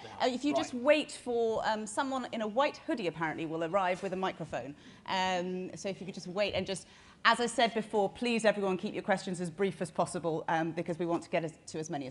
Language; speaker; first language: English; native; English